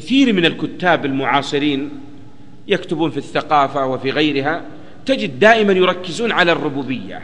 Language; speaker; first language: Arabic; native; Arabic